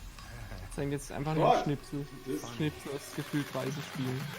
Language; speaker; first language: German; native; German